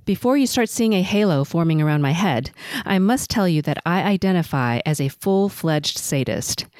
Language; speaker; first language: English; early bilingual, other home language; Cantonese